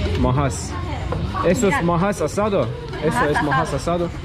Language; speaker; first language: Spanish; non-native, learner; Turkish